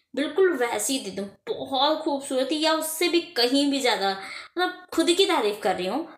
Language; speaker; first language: Hindi; native; Hindi